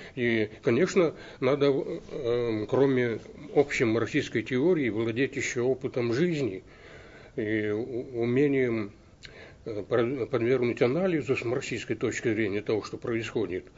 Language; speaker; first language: Russian; native; Russian